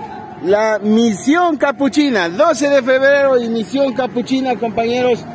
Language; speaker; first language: Spanish; native; Spanish